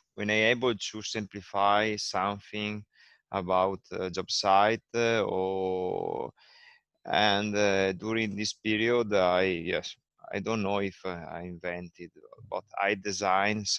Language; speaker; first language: English; non-native, learner; Italian